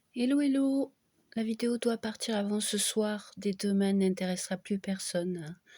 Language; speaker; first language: French; non-native, fluent; Spanish